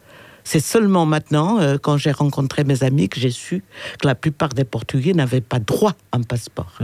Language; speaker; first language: French; non-native, fluent; Portuguese